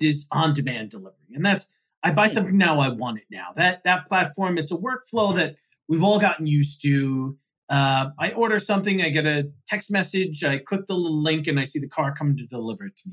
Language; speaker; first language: English; native; English